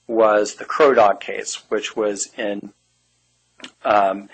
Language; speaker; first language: English; native; English